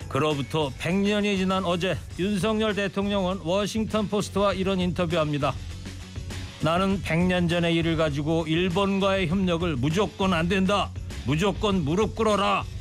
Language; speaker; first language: Korean; native; Korean